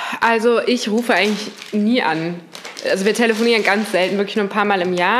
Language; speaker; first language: German; native; German